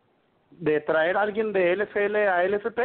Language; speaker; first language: Spanish; native; Spanish